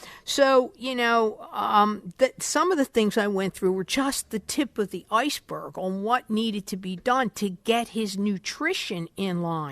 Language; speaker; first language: English; native; English